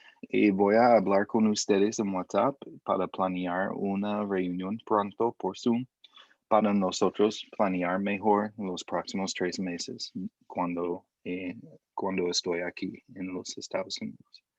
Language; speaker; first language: Spanish; non-native, fluent; English